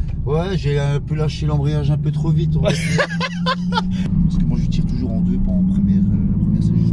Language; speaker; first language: French; native; French